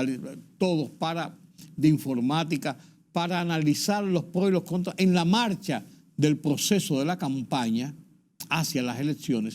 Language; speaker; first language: Spanish; native; Spanish